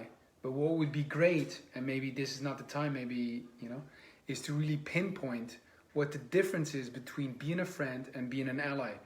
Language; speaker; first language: English; non-native, fluent; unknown